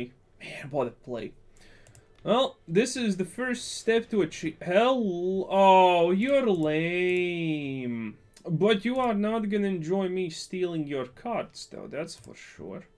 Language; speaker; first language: English; non-native, fluent; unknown